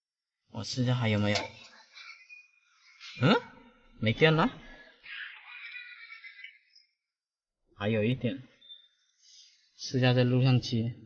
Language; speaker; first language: Chinese; native; Chinese